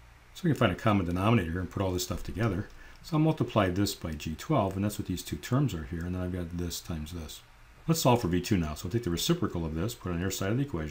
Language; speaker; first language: English; native; English